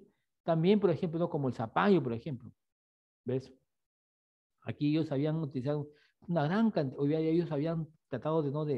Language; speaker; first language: Spanish; native; Spanish